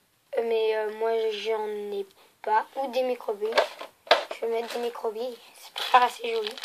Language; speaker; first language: French; native; French